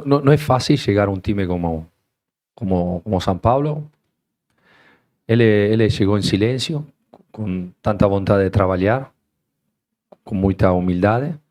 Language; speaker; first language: Portuguese; non-native, learner; Spanish